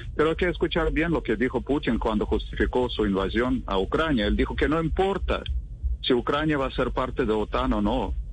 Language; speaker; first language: Spanish; non-native, fluent; Russian